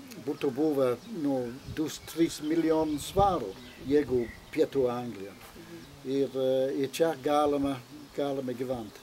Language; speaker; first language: Lithuanian; non-native, learner; English